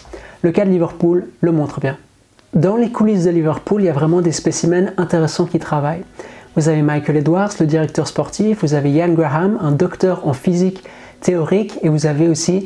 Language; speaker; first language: French; native; French